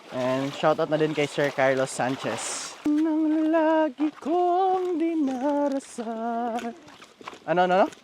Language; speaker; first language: Filipino; non-native, local second language; Cebuano